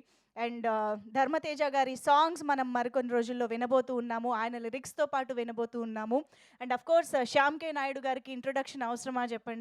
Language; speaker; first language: Telugu; native; Telugu